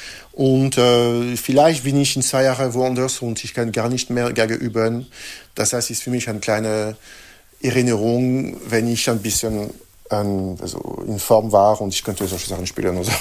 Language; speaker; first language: German; non-native, fluent; French